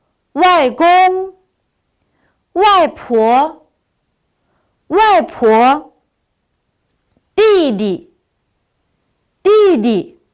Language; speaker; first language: Chinese; non-native, local second language; Uyghur